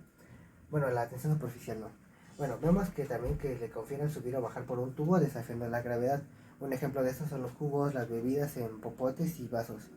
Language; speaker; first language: Spanish; native; Spanish